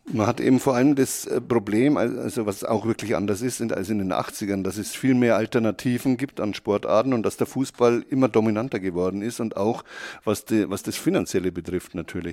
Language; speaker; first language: German; native; German